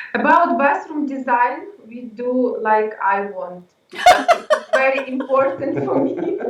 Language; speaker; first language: English; non-native, learner; Ukrainian